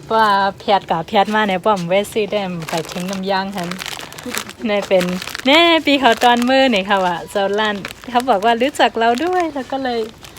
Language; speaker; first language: Thai; non-native, local second language; Shan